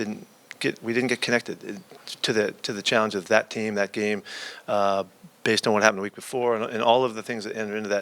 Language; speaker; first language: English; native; English